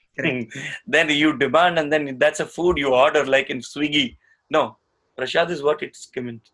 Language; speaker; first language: English; non-native, local second language; Tamil